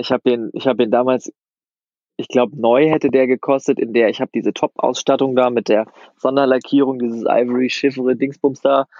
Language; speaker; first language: German; native; German